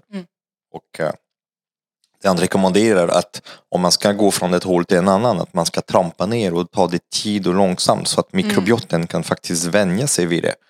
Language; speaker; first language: Swedish; non-native, fluent; French